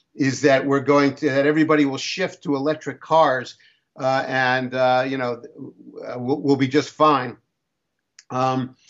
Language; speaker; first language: English; native; English